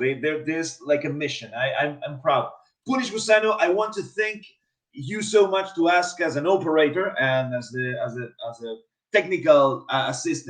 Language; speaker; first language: English; non-native, fluent; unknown